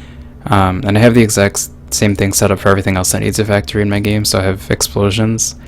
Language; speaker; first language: English; native; English